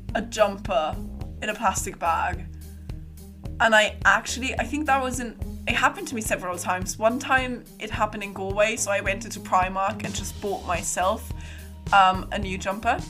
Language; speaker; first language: English; non-native, fluent; German